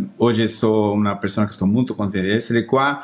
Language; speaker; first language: Italian; non-native, learner; Portuguese